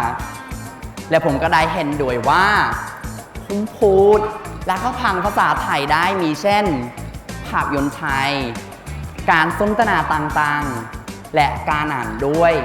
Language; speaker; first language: Thai; non-native, fluent; Khmer